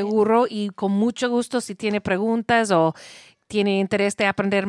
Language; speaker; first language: Spanish; non-native, learner; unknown